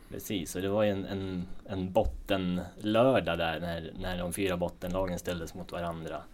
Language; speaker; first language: Swedish; native; Swedish